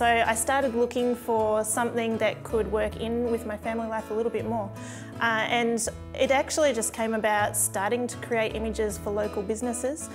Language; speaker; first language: English; native; English